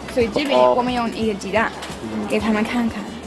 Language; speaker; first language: Chinese; non-native, fluent; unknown